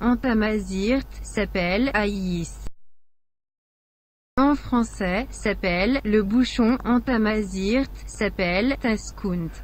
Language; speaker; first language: French; non-native, learner; Berber languages